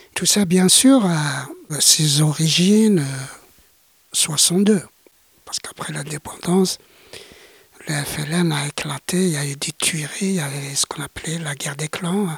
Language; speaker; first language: French; non-native, local second language; Kabyle